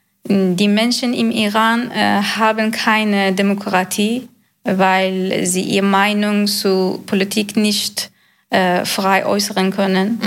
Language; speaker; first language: German; non-native, learner; Persian